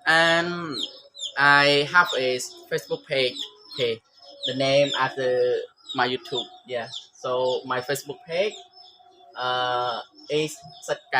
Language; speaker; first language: English; non-native, learner; Khmer